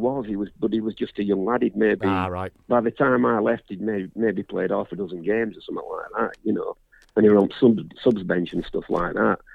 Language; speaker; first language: English; native; English